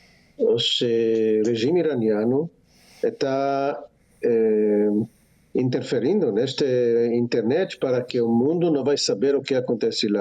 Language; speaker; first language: Portuguese; non-native, fluent; Hebrew